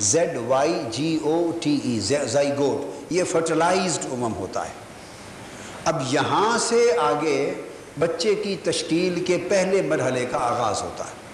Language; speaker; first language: Urdu; non-native, local second language; Punjabi